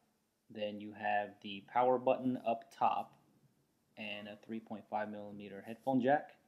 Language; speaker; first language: English; native; English